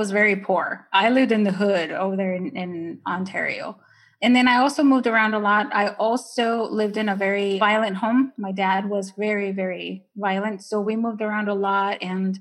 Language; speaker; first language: English; early bilingual, other home language; Spanish